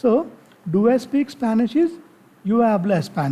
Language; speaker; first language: Spanish; non-native, learner; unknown